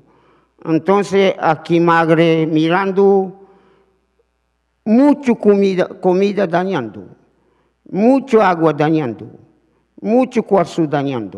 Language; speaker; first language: Spanish; non-native, learner; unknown